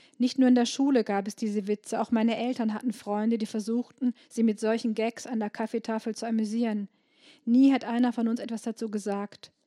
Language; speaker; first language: German; early bilingual, other home language; Turkish